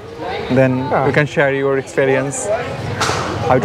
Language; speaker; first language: English; non-native, learner; Bangla